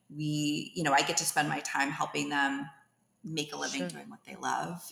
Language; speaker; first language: English; native; English